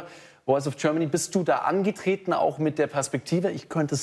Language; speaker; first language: German; native; German